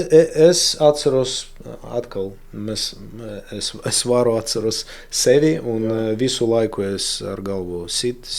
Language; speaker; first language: Latvian; non-native, local second language; Russian